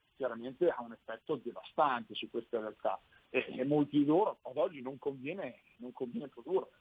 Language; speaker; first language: Italian; native; Italian